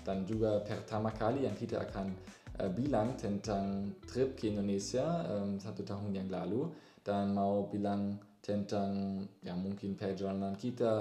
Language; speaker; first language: Indonesian; non-native, learner; German